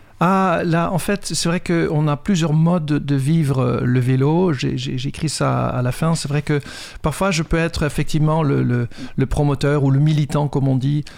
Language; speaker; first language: French; non-native, fluent; Dutch